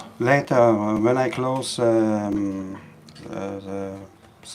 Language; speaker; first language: English; non-native, learner; Italian